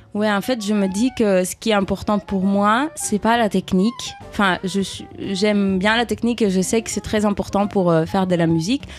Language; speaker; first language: French; early bilingual, other home language; Greek